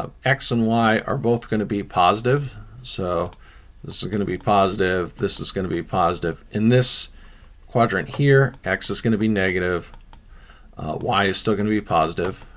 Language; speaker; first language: English; native; English